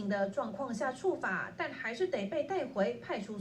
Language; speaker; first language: Chinese; native; Chinese